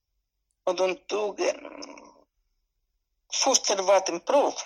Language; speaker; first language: Swedish; non-native, fluent; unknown